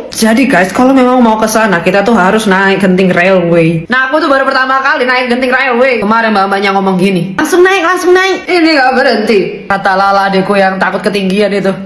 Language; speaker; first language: Indonesian; native; Indonesian